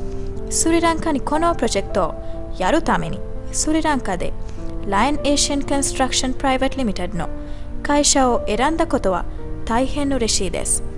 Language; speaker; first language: Japanese; non-native, learner; Sinhala